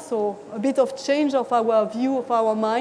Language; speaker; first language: English; non-native, fluent; French